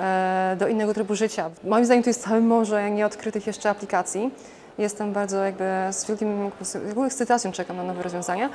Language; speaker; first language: Polish; native; Polish